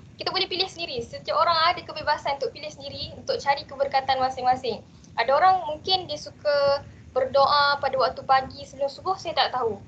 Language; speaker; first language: Malay; native; Malay